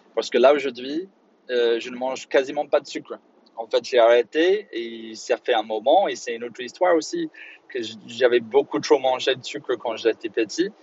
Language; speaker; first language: French; non-native, fluent; English